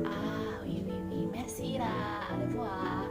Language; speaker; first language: French; non-native, learner; Indonesian